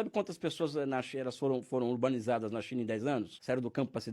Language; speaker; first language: Portuguese; native; Portuguese